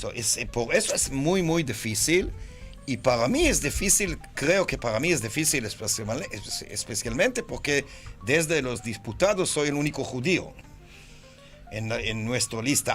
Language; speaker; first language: Spanish; non-native, fluent; Hebrew